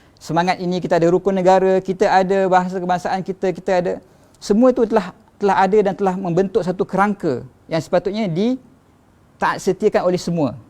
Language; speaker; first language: Malay; native; Malay